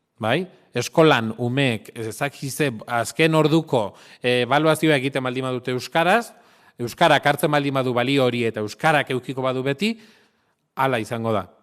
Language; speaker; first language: Basque; non-native, local second language; Spanish